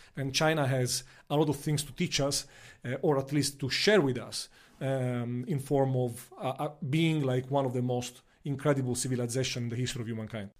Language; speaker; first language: English; non-native, fluent; Italian